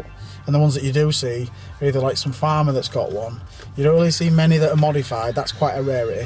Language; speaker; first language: English; native; English